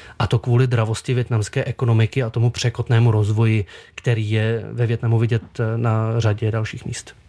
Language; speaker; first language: Czech; native; Czech